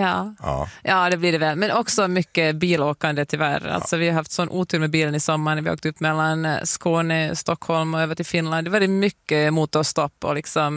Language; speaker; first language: Swedish; native; Swedish